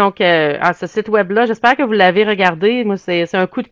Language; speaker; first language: French; native; French